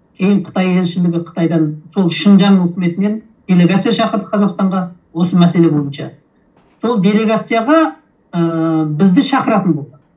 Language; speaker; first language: Kazakh; early bilingual, heritage; Kazakh